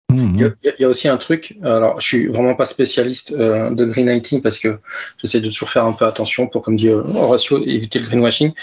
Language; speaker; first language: French; native; French